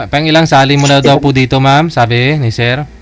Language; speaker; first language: Filipino; native; Filipino